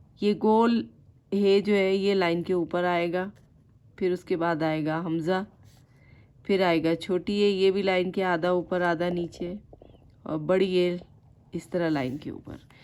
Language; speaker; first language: Urdu; native; Urdu